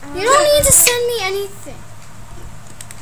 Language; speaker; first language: English; native; English